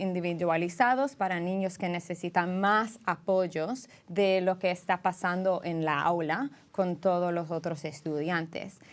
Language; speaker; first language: Spanish; early bilingual, heritage; English